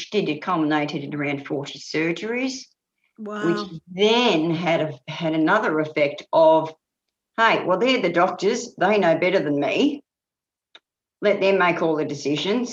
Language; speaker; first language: English; native; English